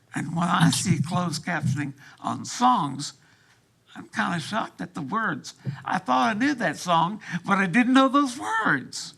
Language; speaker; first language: English; early bilingual, other home language; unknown